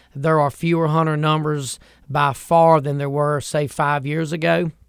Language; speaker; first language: English; native; English